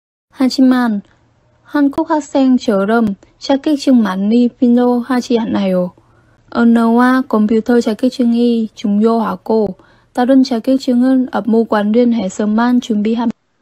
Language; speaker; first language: Korean; non-native, fluent; Vietnamese